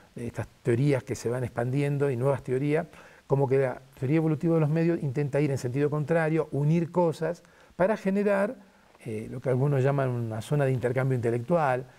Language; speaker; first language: Spanish; native; Spanish